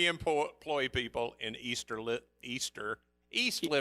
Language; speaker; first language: English; native; English